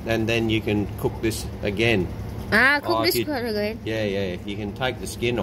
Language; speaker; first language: English; native; English